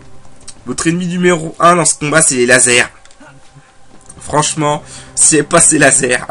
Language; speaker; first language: French; native; French